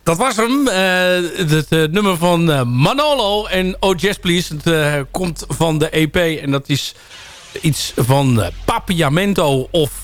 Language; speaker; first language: Dutch; native; Dutch